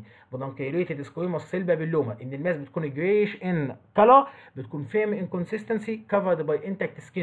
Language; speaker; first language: Arabic; native; Arabic